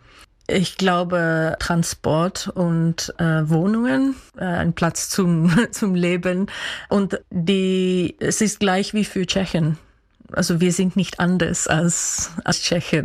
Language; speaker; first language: German; non-native, fluent; Dutch